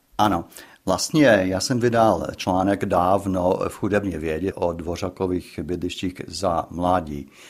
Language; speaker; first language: Czech; non-native, fluent; English